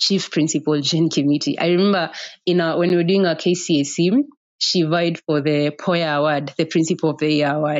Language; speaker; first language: English; non-native, local second language; Kikuyu